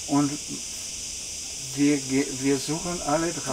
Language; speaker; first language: German; non-native, fluent; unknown